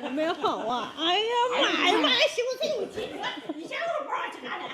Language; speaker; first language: Chinese; native; Chinese